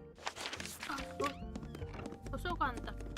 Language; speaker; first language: Japanese; non-native, learner; Chinese